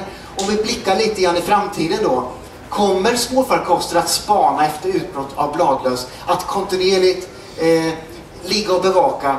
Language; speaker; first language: Swedish; native; Swedish